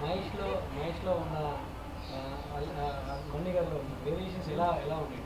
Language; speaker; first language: Telugu; native; Telugu